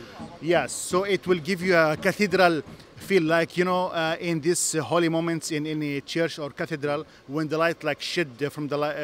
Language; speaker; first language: English; non-native, fluent; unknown